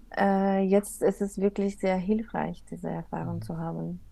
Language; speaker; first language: German; non-native, learner; Russian